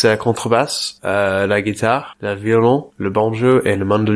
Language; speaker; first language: French; non-native, learner; English